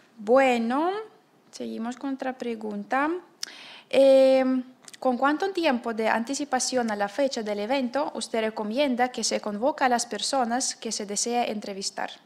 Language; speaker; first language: Spanish; non-native, fluent; Russian